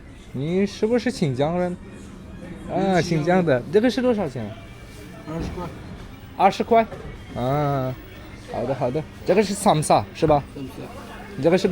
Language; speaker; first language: Chinese; non-native, learner; Turkmen